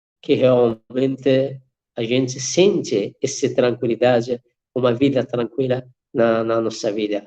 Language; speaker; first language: Portuguese; non-native, fluent; Persian